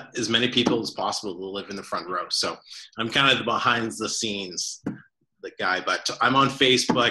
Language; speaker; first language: English; native; English